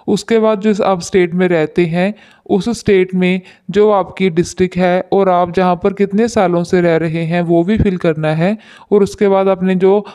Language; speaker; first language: Hindi; non-native, local second language; Punjabi